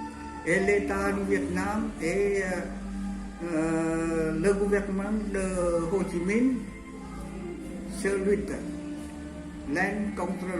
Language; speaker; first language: French; non-native, learner; Vietnamese